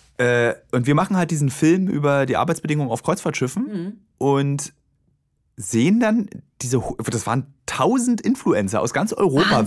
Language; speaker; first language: German; native; German